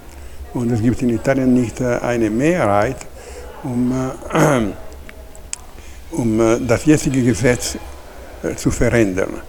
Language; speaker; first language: German; non-native, fluent; Italian